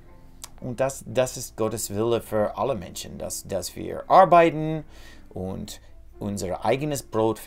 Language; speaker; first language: German; non-native, fluent; English